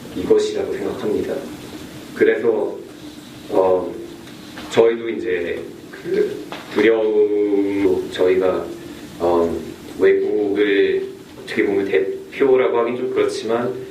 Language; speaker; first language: Korean; native; Korean